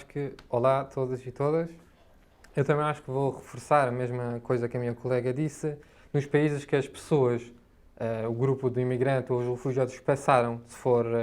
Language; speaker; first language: Portuguese; non-native, fluent; Arabic